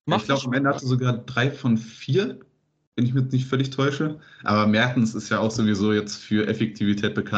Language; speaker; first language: German; native; German